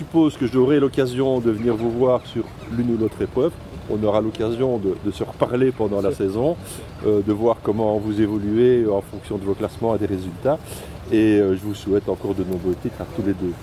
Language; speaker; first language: French; native; French